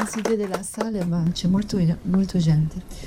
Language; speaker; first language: Italian; non-native, learner; French